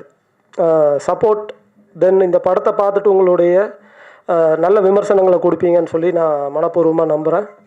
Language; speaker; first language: Tamil; native; Tamil